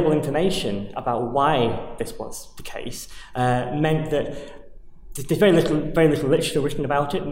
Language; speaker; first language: English; native; English